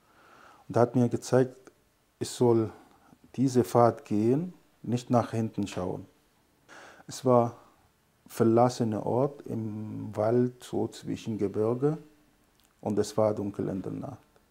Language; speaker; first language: German; non-native, fluent; Arabic